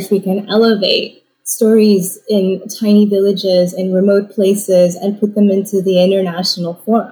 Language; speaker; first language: English; native; English